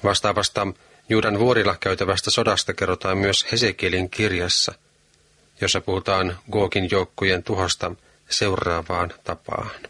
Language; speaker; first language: Finnish; native; Finnish